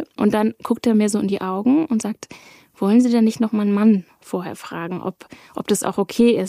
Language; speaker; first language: German; native; German